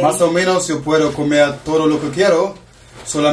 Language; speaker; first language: Spanish; non-native, learner; German